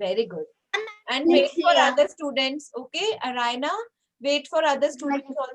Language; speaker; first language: English; non-native, local second language; Hindi